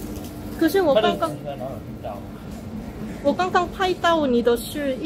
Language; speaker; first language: Chinese; non-native, learner; Korean